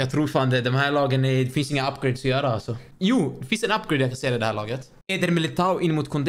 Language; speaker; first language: Swedish; native; Swedish